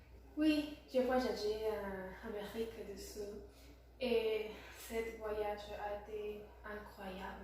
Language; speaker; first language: French; non-native, learner; Spanish